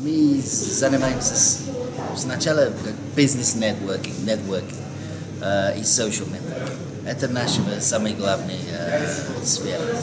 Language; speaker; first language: Russian; non-native, fluent; English